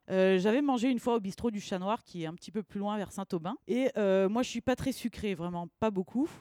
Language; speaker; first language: French; native; French